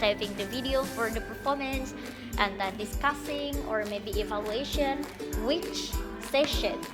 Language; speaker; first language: English; non-native, fluent; Indonesian